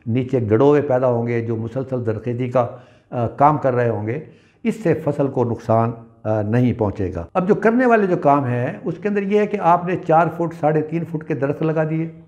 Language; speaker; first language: Urdu; non-native, local second language; Punjabi